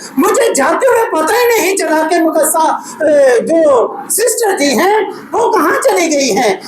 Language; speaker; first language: Urdu; non-native, local second language; Punjabi